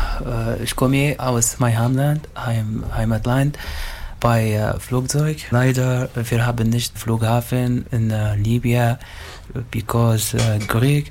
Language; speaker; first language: German; non-native, learner; Arabic